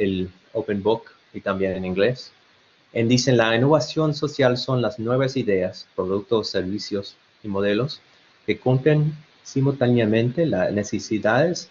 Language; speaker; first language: Spanish; non-native, learner; English